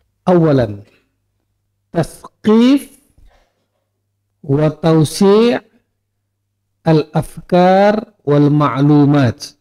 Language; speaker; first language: Arabic; non-native, fluent; Indonesian